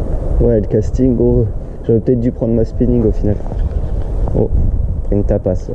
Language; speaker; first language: French; native; French